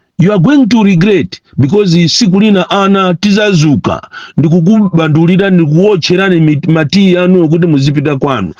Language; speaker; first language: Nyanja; non-native, local second language; Tumbuka